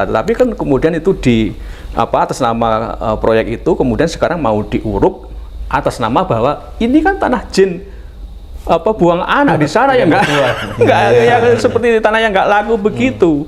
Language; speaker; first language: Indonesian; native; Indonesian